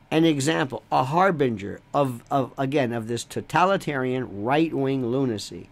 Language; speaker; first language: English; native; English